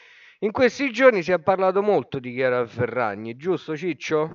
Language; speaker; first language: Italian; native; Italian